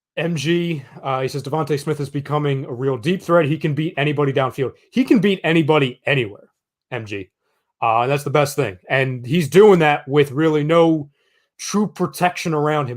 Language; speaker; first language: English; native; English